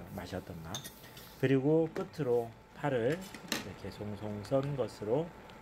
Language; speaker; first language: Korean; native; Korean